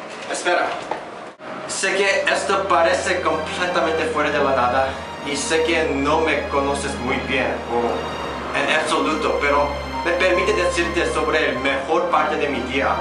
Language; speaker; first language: Spanish; non-native, learner; English